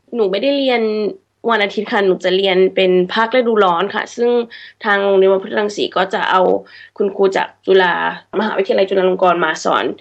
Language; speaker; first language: Thai; early bilingual, heritage; English